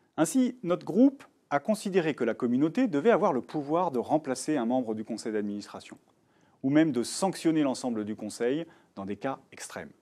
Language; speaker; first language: French; native; French